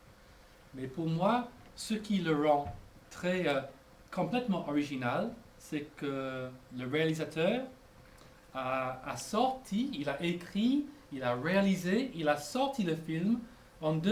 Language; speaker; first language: French; non-native, fluent; English